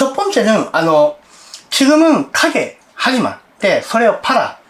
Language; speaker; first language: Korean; non-native, learner; Japanese